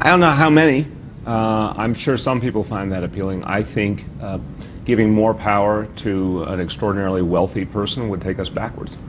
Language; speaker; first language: English; native; English